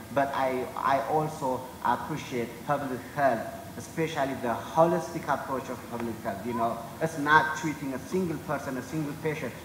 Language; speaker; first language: English; non-native, fluent; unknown